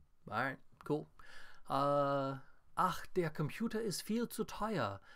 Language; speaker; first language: German; non-native, fluent; English